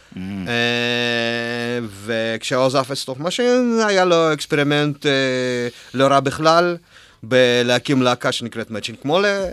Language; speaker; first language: Hebrew; non-native, fluent; Russian